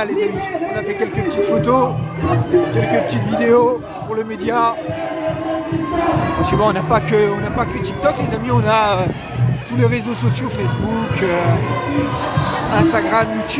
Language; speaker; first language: French; native; French